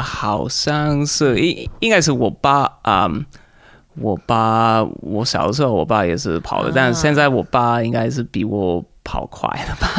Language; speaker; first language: Chinese; non-native, fluent; English